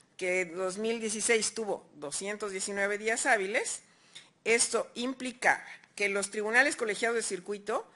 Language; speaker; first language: Spanish; native; Spanish